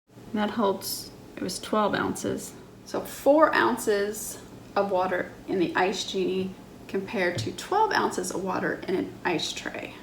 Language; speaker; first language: English; native; English